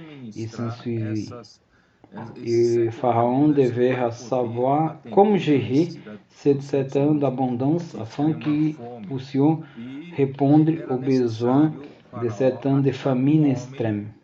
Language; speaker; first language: French; non-native, learner; Portuguese